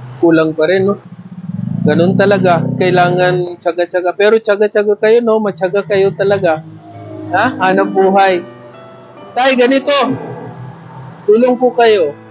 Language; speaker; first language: Filipino; non-native, fluent; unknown